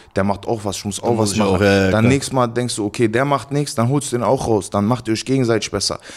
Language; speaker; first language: German; native; German